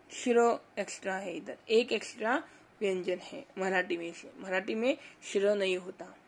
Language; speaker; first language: Hindi; non-native, local second language; Marathi